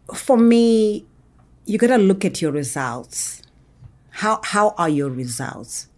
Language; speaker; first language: English; non-native, local second language; Shona